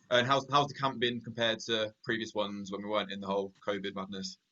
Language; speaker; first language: English; native; English